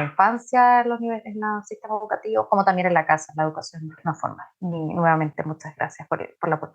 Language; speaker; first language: Spanish; native; Spanish